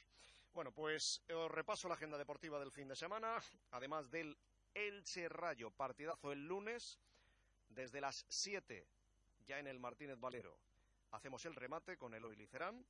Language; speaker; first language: Spanish; native; Spanish